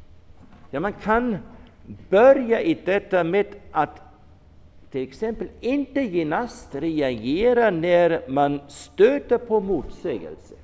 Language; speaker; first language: Swedish; non-native, fluent; German